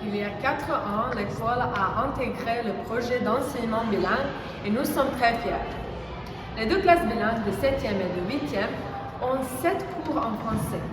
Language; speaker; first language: French; non-native, learner; Serbian